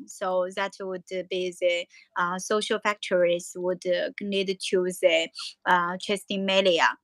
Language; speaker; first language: English; non-native, learner; Chinese